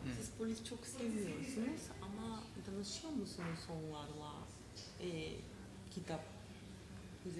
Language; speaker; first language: Turkish; non-native, learner; Macedonian